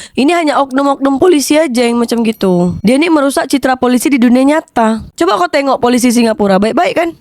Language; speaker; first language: Indonesian; native; Indonesian